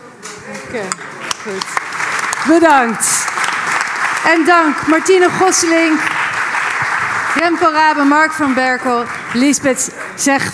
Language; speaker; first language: Dutch; native; Dutch